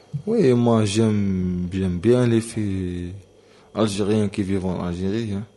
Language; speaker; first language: French; non-native, learner; Arabic